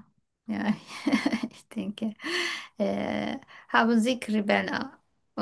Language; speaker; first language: German; non-native, learner; Turkish